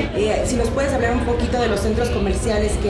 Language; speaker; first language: Spanish; native; Spanish